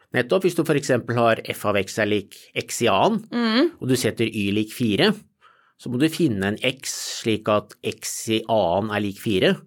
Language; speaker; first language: Norwegian; native; Norwegian